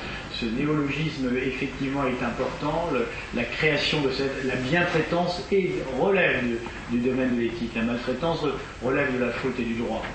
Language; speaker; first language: French; native; French